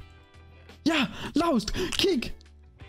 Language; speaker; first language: Danish; native; Danish